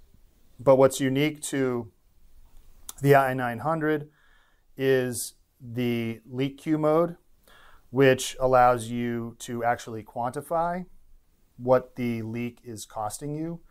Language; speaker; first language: English; native; English